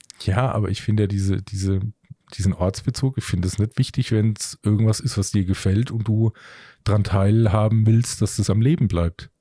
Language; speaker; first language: German; native; German